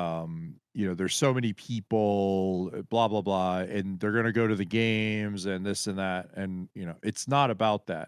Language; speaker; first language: English; native; English